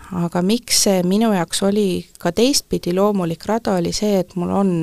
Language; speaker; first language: Estonian; early bilingual, heritage; Estonian